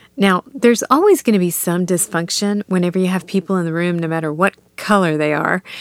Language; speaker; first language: English; native; English